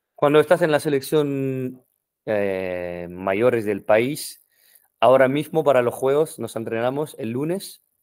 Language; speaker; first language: Spanish; non-native, fluent; French